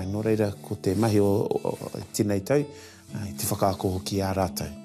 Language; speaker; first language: Māori; non-native, local second language; English